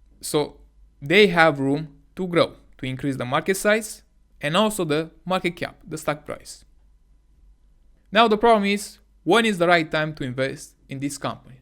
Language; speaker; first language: English; non-native, fluent; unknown